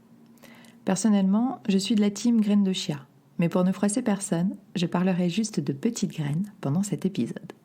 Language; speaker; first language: French; native; French